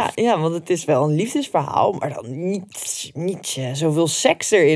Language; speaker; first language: Dutch; native; Dutch